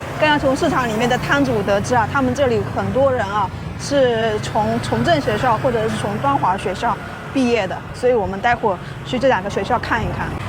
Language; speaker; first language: Chinese; native; Chinese